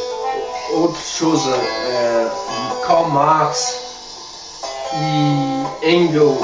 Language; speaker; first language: French; non-native, learner; Spanish